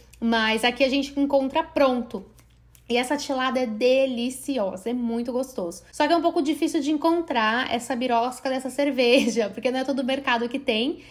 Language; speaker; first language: Portuguese; native; Portuguese